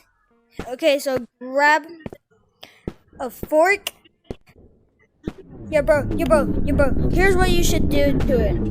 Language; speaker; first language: English; native; English